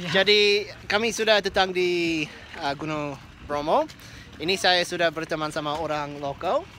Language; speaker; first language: Indonesian; non-native, learner; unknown